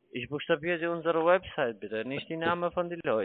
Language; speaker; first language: German; non-native, fluent; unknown